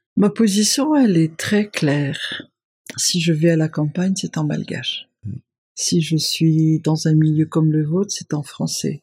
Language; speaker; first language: French; non-native, local second language; Malagasy